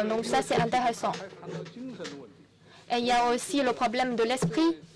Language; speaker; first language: French; non-native, fluent; Chinese